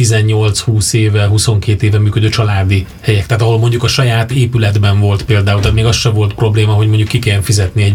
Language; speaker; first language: Hungarian; native; Hungarian